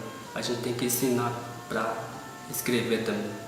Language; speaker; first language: Portuguese; non-native, local second language; Guarani